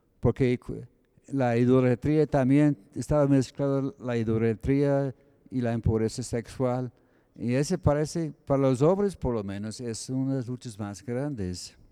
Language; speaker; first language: Spanish; non-native, fluent; English